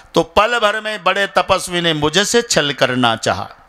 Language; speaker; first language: Hindi; non-native, local second language; Marathi